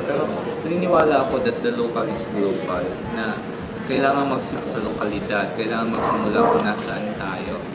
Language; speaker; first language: Filipino; non-native, local second language; Bikol